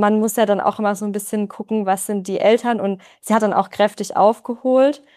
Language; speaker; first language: German; native; German